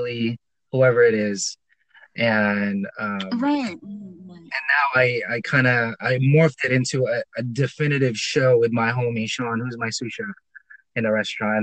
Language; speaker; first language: English; non-native, local second language; Filipino